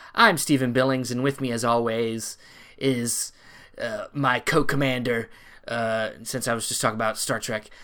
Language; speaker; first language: English; native; English